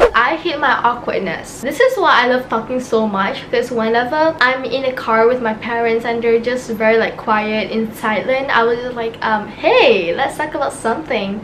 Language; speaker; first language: English; non-native, local second language; Malay